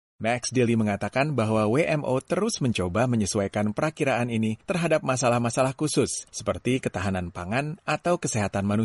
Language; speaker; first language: Indonesian; native; Indonesian